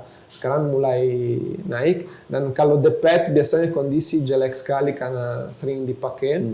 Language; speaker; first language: Indonesian; non-native, fluent; Italian